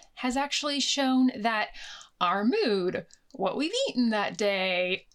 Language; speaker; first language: English; native; English